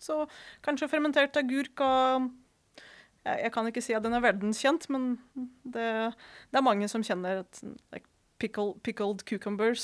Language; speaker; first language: Norwegian; non-native, fluent; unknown